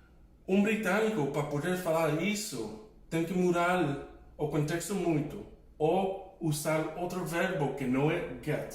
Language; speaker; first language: Portuguese; non-native, fluent; English